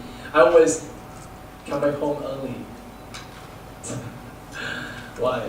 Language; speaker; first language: English; non-native, fluent; Vietnamese